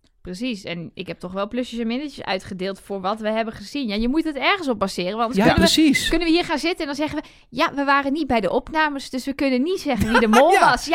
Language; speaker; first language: Dutch; native; Dutch